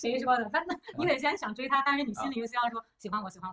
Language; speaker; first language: Chinese; native; Chinese